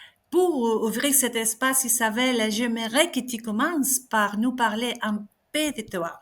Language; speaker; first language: French; non-native, fluent; Spanish